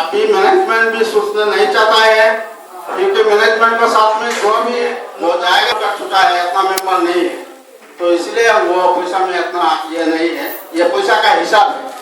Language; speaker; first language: Hindi; non-native, local second language; Mizo